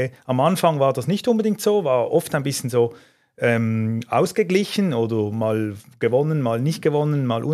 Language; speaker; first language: German; native; German